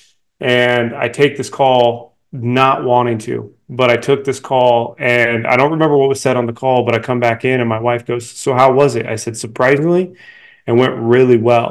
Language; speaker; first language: English; native; English